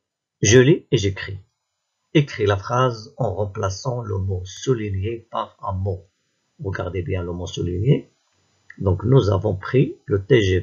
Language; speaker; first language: French; non-native, local second language; Arabic